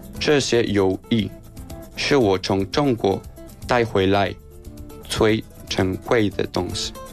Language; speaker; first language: Chinese; non-native, fluent; Spanish